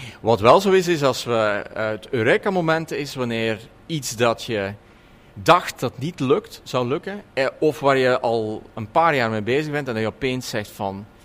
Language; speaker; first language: Dutch; native; Dutch